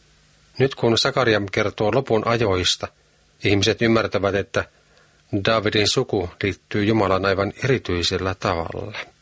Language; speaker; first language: Finnish; native; Finnish